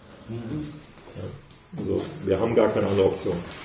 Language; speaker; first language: German; native; German